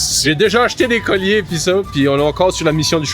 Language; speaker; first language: French; native; French